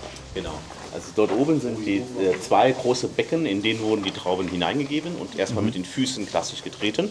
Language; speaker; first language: German; native; German